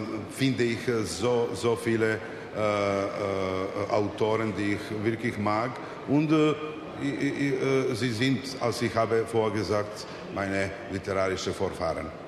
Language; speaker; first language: German; non-native, fluent; Serbian